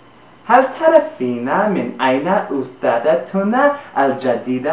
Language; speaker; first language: Arabic; non-native, learner; English